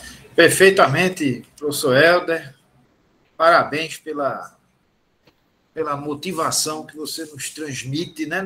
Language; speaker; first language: Portuguese; native; Portuguese